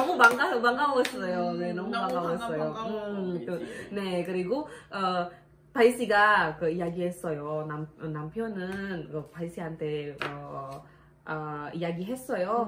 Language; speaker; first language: Korean; non-native, learner; Indonesian